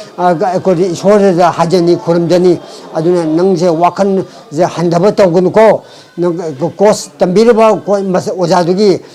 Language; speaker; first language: Manipuri; native; Manipuri